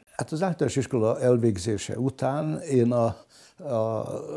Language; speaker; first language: Hungarian; non-native, local second language; German